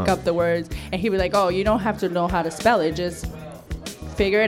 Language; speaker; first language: English; non-native, fluent; Portuguese